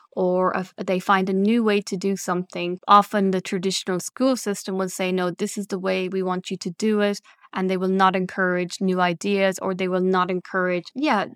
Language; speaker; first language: English; native; English